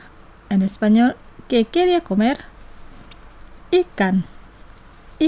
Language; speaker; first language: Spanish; non-native, fluent; Indonesian